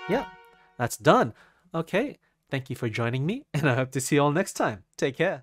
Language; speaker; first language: English; native; English